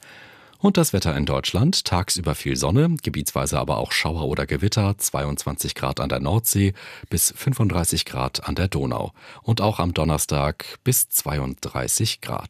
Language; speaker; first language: German; native; German